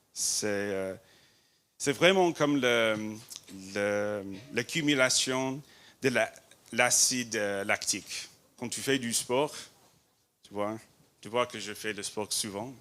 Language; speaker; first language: French; non-native, learner; English